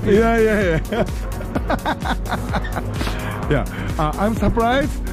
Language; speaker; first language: English; non-native, learner; Japanese